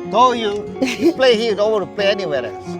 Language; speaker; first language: English; non-native, fluent; Indonesian